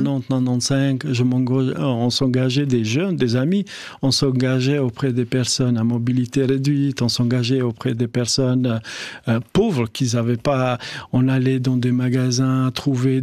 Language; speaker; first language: French; non-native, fluent; Albanian